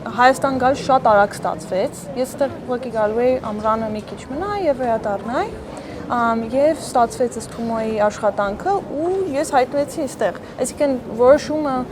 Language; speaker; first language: Armenian; early bilingual, heritage; Armenian